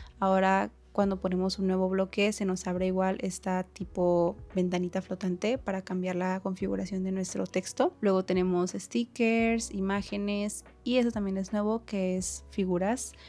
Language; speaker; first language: Spanish; native; Spanish